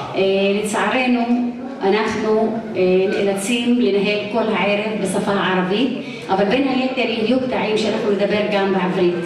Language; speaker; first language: Hebrew; non-native, local second language; Arabic